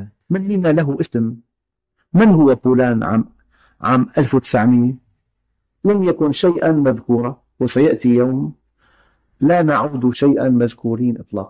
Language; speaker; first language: Arabic; native; Arabic